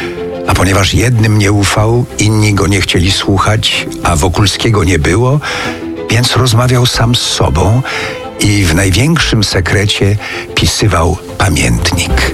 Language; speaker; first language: Polish; native; Polish